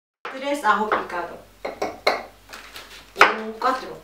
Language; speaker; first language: Spanish; non-native, learner; Korean